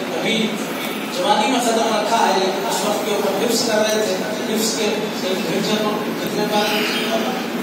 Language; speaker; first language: Urdu; native; Urdu